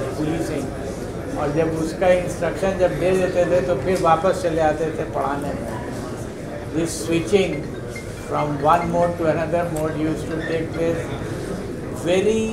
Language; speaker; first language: Hindi; native; Hindi